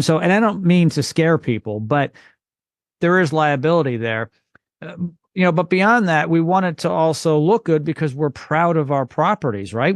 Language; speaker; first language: English; native; English